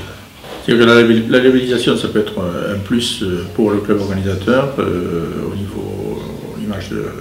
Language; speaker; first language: French; native; French